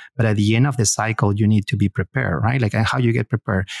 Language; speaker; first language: English; non-native, fluent; Spanish